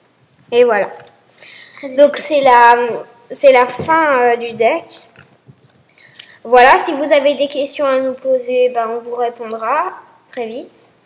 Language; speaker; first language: French; native; French